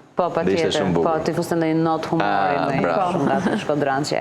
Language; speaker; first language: Albanian; native; Albanian